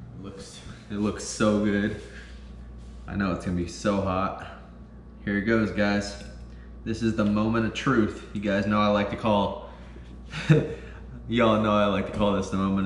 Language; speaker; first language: English; native; English